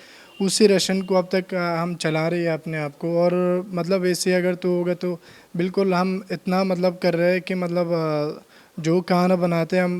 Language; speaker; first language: Hindi; non-native, learner; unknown